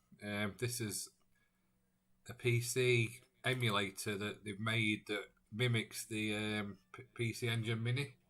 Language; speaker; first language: English; native; English